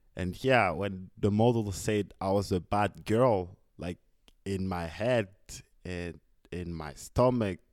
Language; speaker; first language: English; non-native, fluent; French